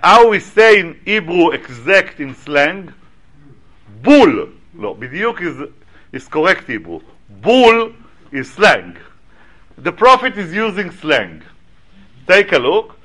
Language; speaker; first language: English; non-native, fluent; Hebrew